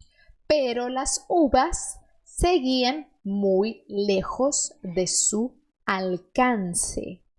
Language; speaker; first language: Spanish; non-native, fluent; Portuguese